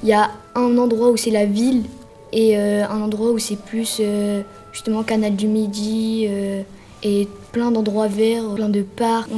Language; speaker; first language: French; native; French